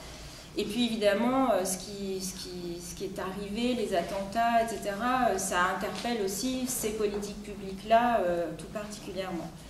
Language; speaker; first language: French; native; French